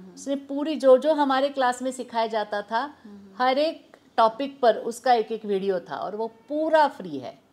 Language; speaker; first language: Hindi; non-native, local second language; Marathi